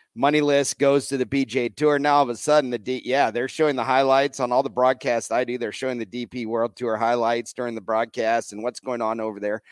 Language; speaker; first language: English; native; English